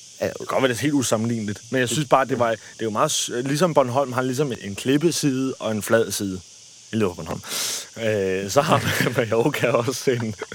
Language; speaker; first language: Danish; native; Danish